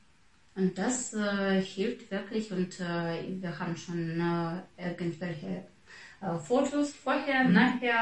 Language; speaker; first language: German; non-native, fluent; Russian